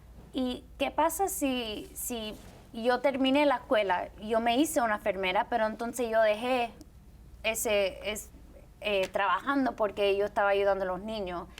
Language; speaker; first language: Spanish; early bilingual, heritage; Spanish